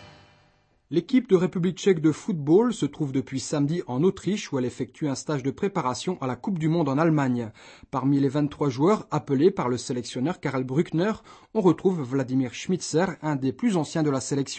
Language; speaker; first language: French; native; French